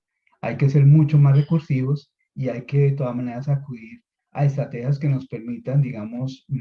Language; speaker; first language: Spanish; native; Spanish